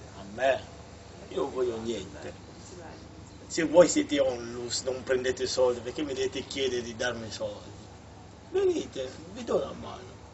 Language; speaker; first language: Italian; non-native, fluent; English